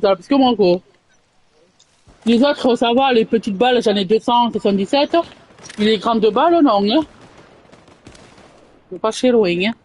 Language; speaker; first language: French; native; French